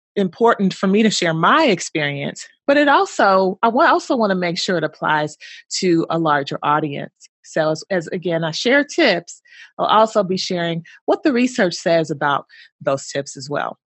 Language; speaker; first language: English; native; English